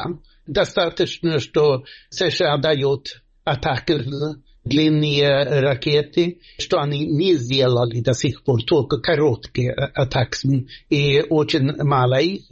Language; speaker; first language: Russian; non-native, fluent; Swedish